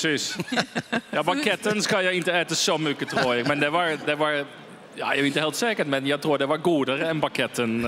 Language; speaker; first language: Swedish; non-native, fluent; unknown